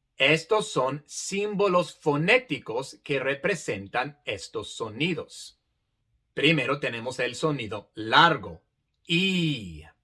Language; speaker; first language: Spanish; non-native, fluent; English